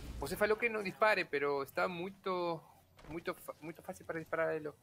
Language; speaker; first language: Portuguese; non-native, learner; Spanish